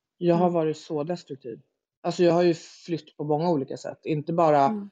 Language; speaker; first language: Swedish; native; Swedish